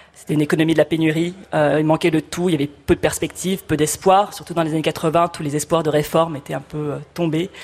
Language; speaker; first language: French; native; French